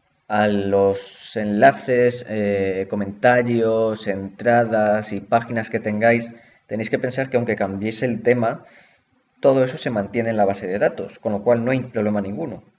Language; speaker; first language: Spanish; native; Spanish